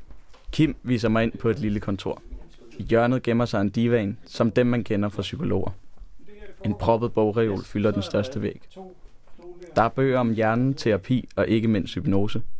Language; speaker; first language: Danish; native; Danish